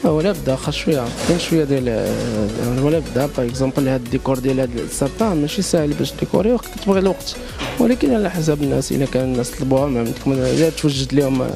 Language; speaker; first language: Arabic; native; Arabic